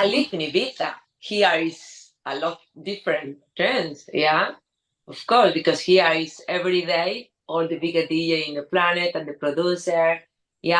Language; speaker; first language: English; non-native, learner; Spanish